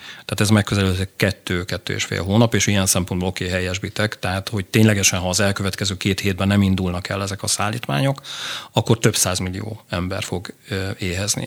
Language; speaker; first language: Hungarian; native; Hungarian